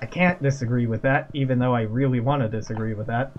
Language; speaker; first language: English; native; English